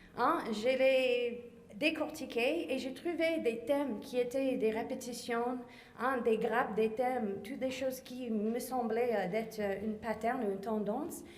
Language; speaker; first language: French; non-native, fluent; English